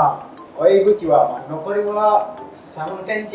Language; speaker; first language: Japanese; non-native, learner; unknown